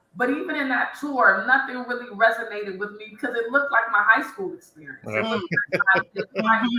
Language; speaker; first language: English; native; English